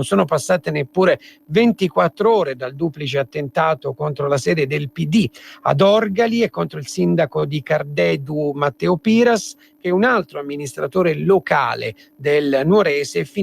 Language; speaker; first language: Italian; native; Italian